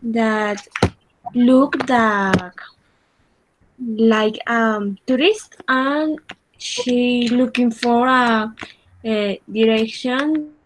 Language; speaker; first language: English; non-native, learner; Spanish